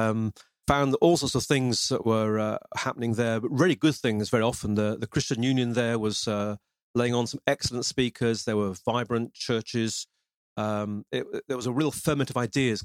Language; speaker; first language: English; native; English